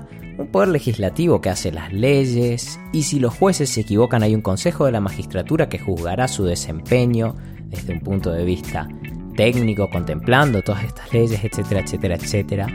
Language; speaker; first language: Spanish; native; Spanish